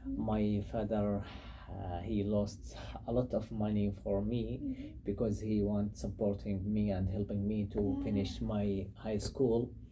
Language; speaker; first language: English; non-native, learner; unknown